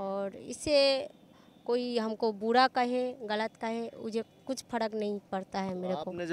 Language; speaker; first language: Hindi; non-native, local second language; Bangla